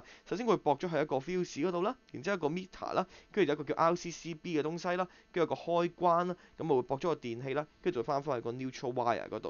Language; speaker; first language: Cantonese; native; Cantonese